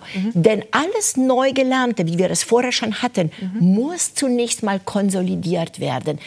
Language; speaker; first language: German; non-native, fluent; Romanian